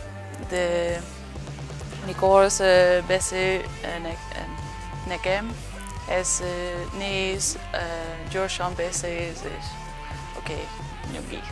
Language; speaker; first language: Hungarian; non-native, learner; Dutch